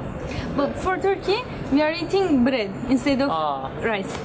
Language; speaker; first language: English; non-native, learner; Turkish